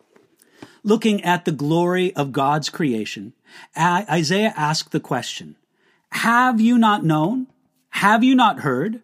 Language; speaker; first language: English; native; English